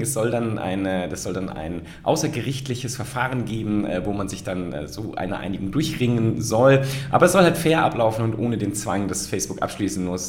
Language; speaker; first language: German; native; German